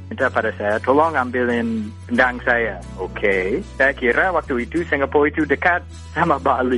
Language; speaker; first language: Indonesian; non-native, fluent; English